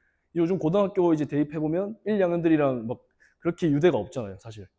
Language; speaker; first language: Korean; native; Korean